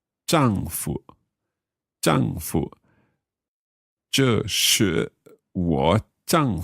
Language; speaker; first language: Chinese; non-native, learner; English